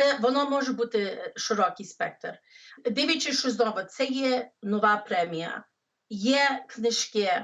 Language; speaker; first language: Ukrainian; early bilingual, heritage; English